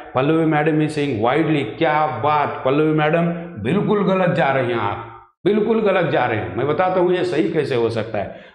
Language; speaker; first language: Hindi; non-native, local second language; Marathi